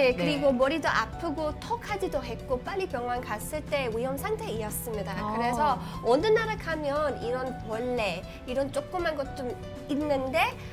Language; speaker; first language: Korean; non-native, learner; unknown